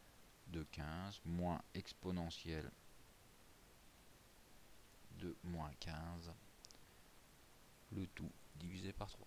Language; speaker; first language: French; native; French